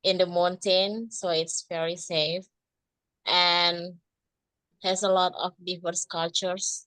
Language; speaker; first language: English; non-native, learner; Indonesian